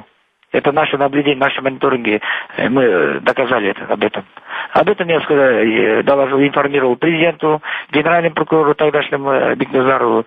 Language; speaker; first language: Russian; non-native, local second language; Kyrgyz